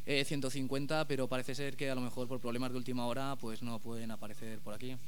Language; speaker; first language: Spanish; native; Spanish